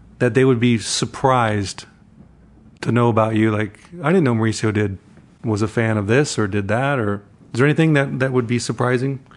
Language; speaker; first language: English; native; English